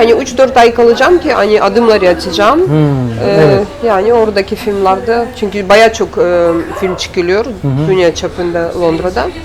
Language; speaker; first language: Turkish; non-native, learner; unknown